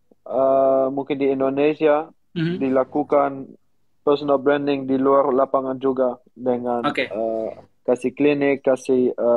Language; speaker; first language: Indonesian; non-native, learner; Dutch